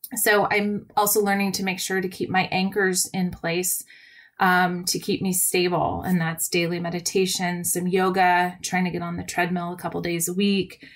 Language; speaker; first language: English; native; English